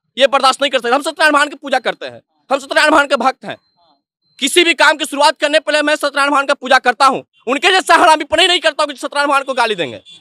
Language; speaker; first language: Hindi; native; Hindi